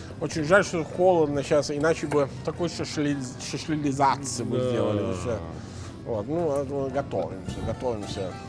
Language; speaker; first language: Russian; non-native, fluent; Italian